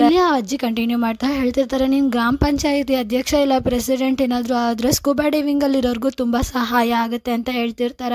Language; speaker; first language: Kannada; native; Kannada